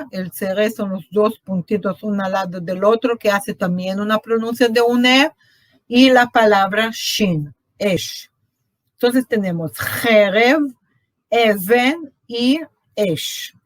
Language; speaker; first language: Spanish; non-native, fluent; Portuguese